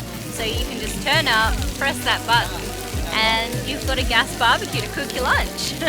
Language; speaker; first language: English; native; English